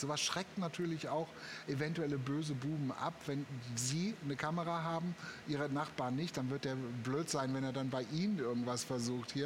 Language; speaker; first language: German; native; German